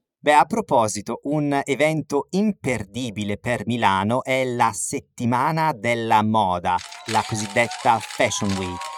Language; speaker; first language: Italian; native; Italian